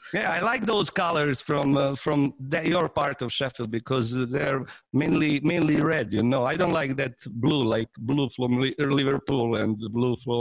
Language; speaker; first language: English; non-native, fluent; Serbian